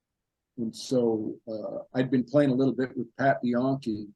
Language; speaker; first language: English; native; English